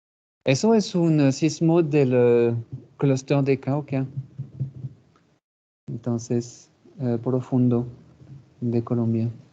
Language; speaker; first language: Spanish; non-native, fluent; French